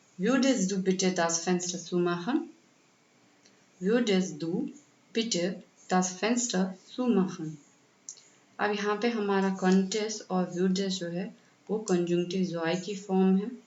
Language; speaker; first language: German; non-native, fluent; Hindi